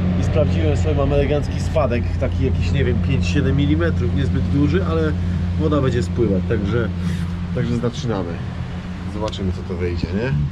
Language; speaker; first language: Polish; native; Polish